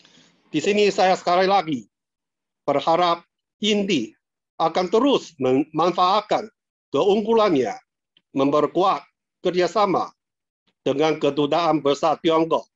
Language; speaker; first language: Indonesian; non-native, fluent; Chinese